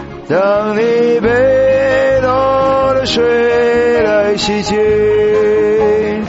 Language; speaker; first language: Chinese; native; Chinese